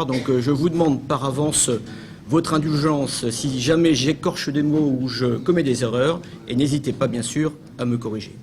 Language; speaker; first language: French; native; French